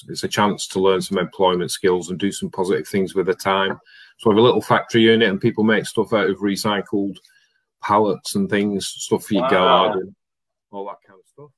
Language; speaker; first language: English; native; English